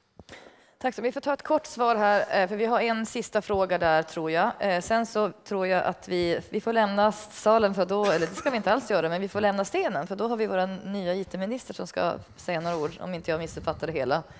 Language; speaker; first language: Swedish; native; Swedish